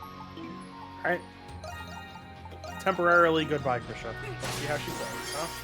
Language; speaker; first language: English; native; English